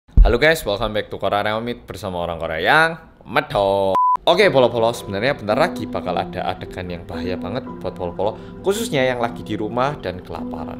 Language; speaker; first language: Indonesian; early bilingual, other home language; Korean